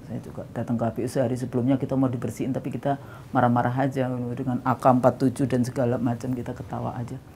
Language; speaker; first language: Indonesian; native; Indonesian